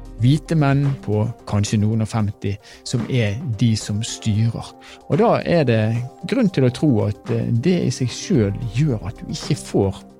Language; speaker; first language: Norwegian; native; Norwegian